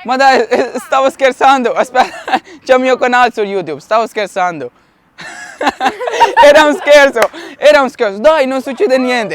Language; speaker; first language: Italian; non-native, learner; Urdu